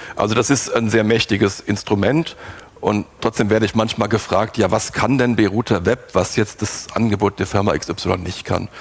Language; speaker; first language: German; native; German